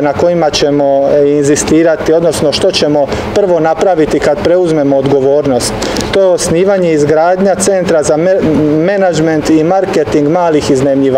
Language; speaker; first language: Serbian; native; Serbian